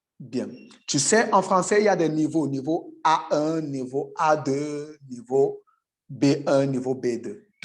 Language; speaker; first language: French; native; French